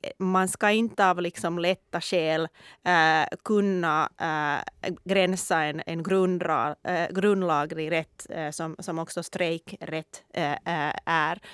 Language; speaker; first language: Swedish; non-native, local second language; Finnish